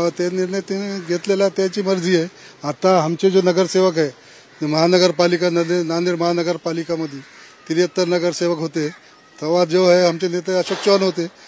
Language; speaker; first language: Marathi; non-native, local second language; Urdu